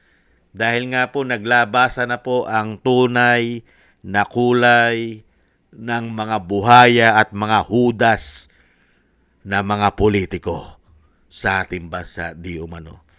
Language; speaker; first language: Filipino; native; Filipino